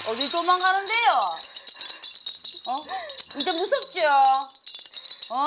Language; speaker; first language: Korean; native; Korean